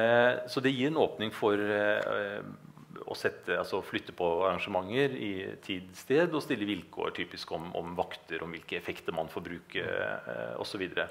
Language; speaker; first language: Norwegian; native; Norwegian